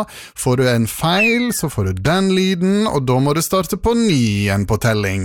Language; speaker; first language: Norwegian; native; Norwegian